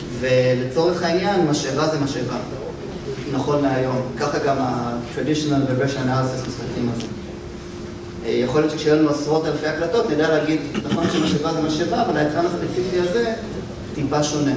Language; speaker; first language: Hebrew; native; Hebrew